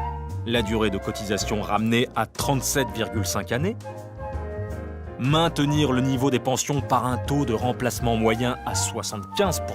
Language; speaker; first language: French; native; French